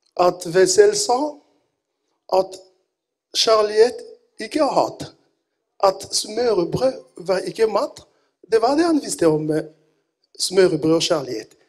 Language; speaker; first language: Norwegian; non-native, fluent; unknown